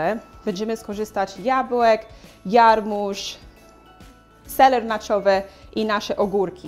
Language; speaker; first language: Polish; non-native, learner; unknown